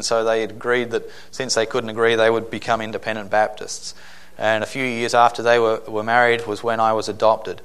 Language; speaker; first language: English; native; English